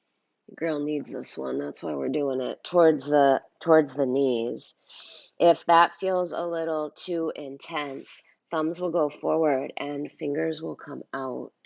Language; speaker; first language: English; native; English